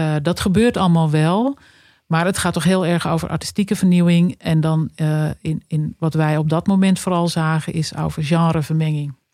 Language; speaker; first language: Dutch; native; Dutch